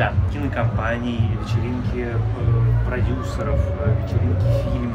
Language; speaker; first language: Russian; native; Russian